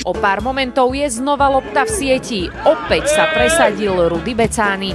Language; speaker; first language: Slovak; native; Slovak